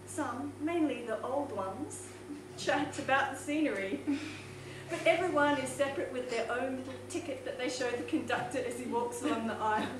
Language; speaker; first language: English; native; English